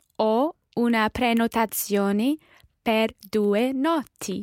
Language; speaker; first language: Italian; non-native, learner; English